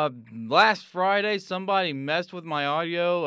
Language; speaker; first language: English; native; English